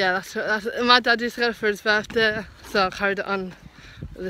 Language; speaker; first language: English; native; English